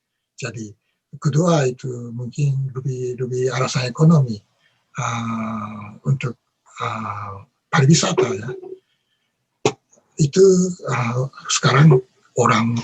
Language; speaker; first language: Indonesian; non-native, learner; Japanese